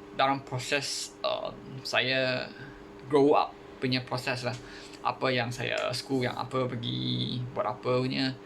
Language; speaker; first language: Malay; non-native, local second language; Chinese